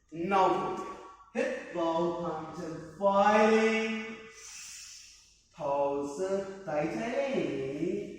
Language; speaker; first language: Vietnamese; non-native, learner; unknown